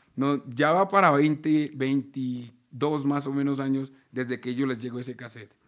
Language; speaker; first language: Spanish; native; Spanish